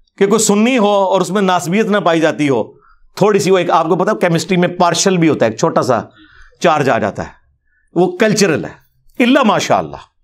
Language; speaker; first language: Urdu; non-native, local second language; Punjabi